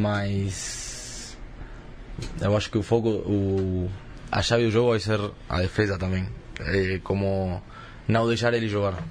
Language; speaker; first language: Portuguese; early bilingual, heritage; Spanish